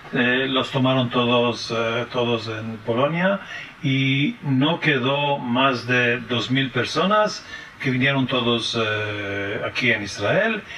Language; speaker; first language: Spanish; early bilingual, heritage; French